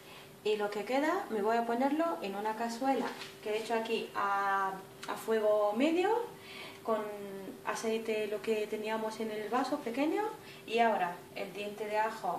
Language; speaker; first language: Spanish; non-native, fluent; Arabic